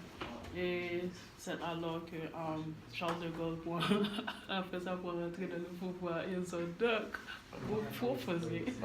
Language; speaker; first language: French; non-native, learner; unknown